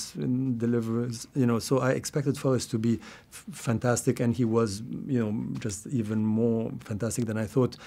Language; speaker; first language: English; non-native, fluent; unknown